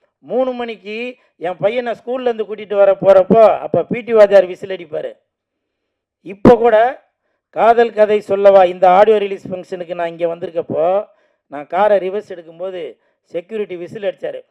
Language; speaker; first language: Tamil; native; Tamil